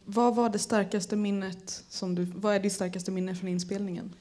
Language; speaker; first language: Swedish; native; Swedish